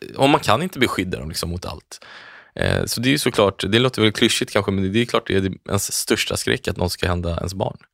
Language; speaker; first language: Swedish; native; Swedish